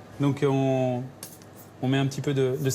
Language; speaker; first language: French; native; French